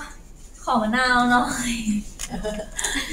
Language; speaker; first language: Chinese; non-native, learner; Thai